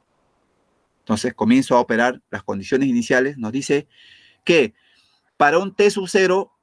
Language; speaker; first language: Spanish; native; Spanish